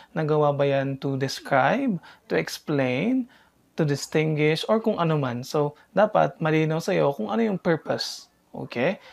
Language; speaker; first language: Filipino; native; Filipino